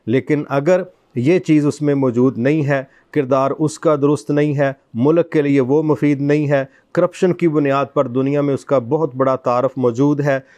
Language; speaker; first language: Urdu; non-native, local second language; Punjabi